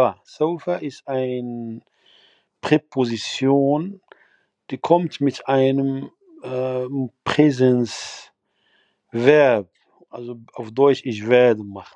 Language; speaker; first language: German; non-native, fluent; Arabic